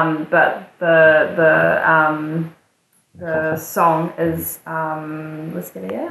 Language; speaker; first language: English; native; English